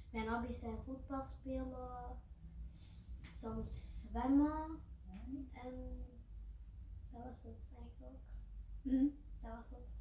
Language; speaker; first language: Dutch; early bilingual, other home language; Mongolian